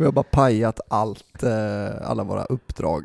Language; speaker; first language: Swedish; native; Swedish